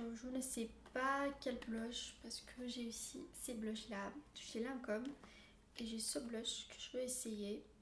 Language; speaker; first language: French; non-native, fluent; Armenian